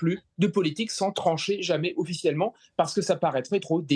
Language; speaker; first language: French; native; French